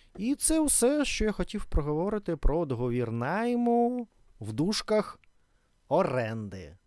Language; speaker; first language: Ukrainian; non-native, learner; Russian